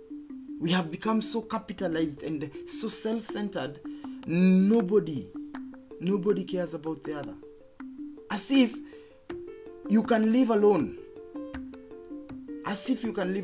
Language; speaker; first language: English; non-native, local second language; Kikuyu